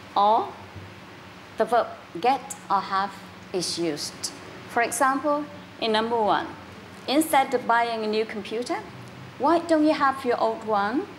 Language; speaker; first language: English; non-native, fluent; Vietnamese